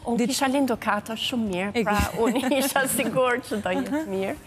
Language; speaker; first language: Albanian; non-native, fluent; English